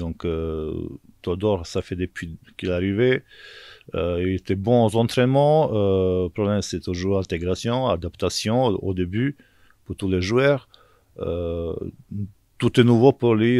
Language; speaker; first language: French; non-native, fluent; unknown